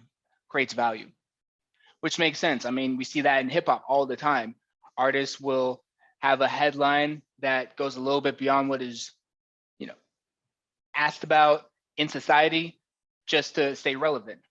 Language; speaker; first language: English; native; English